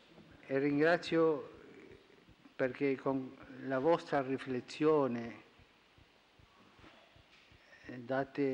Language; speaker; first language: Italian; non-native, fluent; Spanish